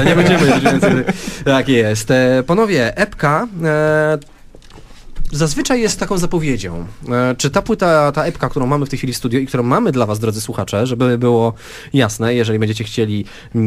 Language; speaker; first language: Polish; native; Polish